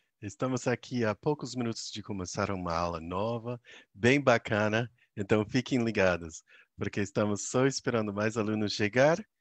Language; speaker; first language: Portuguese; non-native, fluent; English